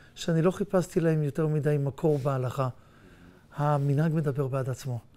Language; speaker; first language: Hebrew; native; Hebrew